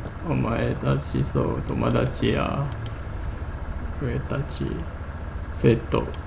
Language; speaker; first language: Japanese; non-native, learner; English